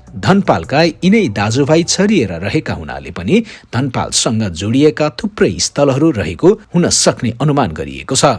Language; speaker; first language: Nepali; native; Nepali